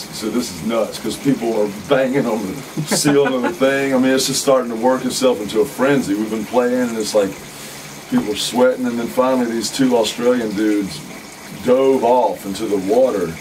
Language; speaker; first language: English; native; English